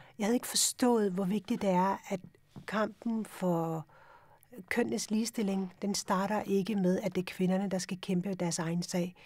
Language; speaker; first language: Danish; early bilingual, other home language; Urdu